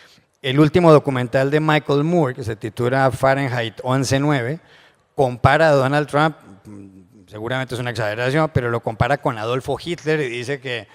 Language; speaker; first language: Spanish; native; Spanish